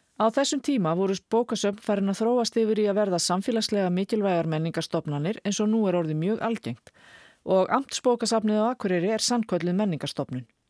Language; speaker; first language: Icelandic; native; Icelandic